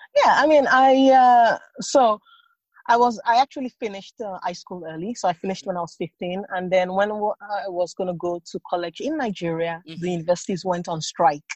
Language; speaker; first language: English; non-native, local second language; Yoruba